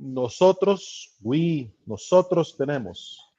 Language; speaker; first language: Spanish; non-native, learner; English